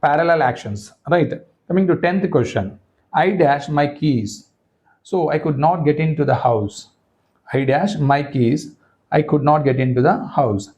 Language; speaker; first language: English; non-native, local second language; Telugu